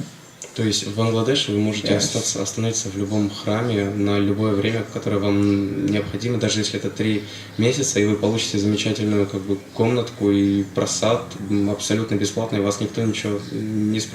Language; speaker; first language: Russian; native; Russian